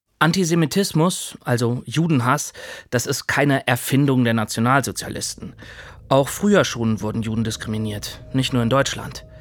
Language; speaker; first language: German; native; German